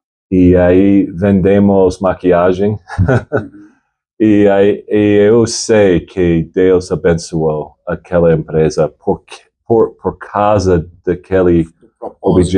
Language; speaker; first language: Portuguese; non-native, fluent; English